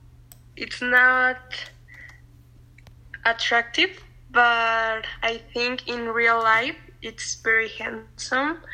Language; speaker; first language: English; non-native, learner; Spanish